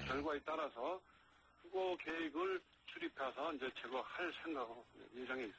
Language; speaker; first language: Korean; native; Korean